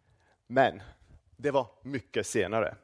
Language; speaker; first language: Swedish; non-native, fluent; English